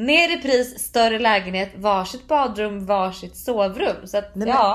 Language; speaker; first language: Swedish; native; Swedish